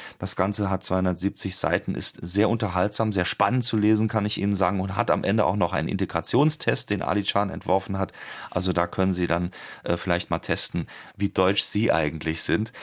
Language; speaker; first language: German; native; German